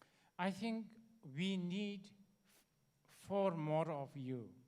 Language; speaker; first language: English; non-native, learner; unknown